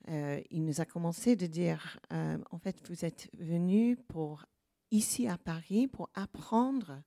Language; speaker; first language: French; non-native, learner; English